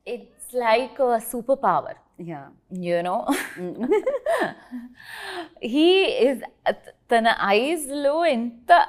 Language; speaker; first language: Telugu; non-native, learner; Tulu